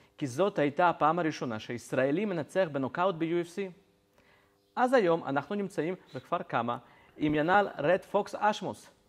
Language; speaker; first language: Hebrew; native; Hebrew